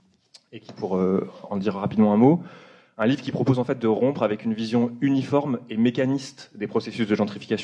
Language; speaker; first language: French; native; French